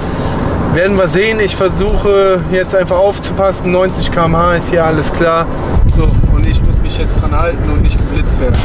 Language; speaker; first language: German; native; German